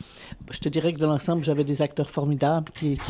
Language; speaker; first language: French; native; French